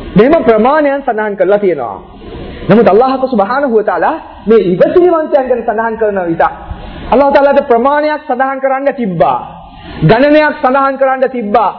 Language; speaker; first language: Sinhala; non-native, local second language; Tamil